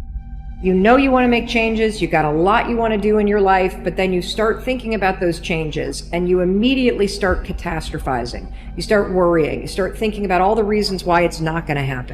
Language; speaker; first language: English; native; English